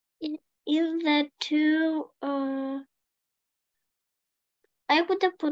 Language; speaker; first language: English; non-native, learner; Ukrainian